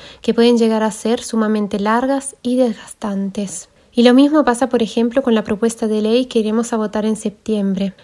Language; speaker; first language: Spanish; non-native, fluent; German